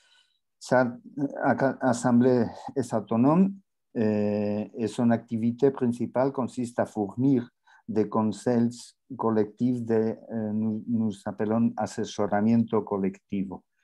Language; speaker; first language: French; non-native, learner; Spanish